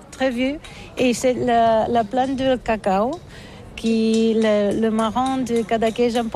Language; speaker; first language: French; non-native, learner; Catalan